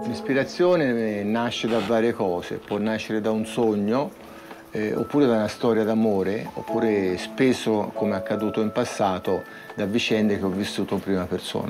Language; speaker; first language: Italian; native; Italian